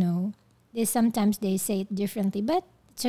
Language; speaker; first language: English; non-native, local second language; Filipino